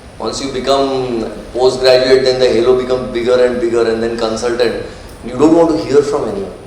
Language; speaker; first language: English; non-native, local second language; Marathi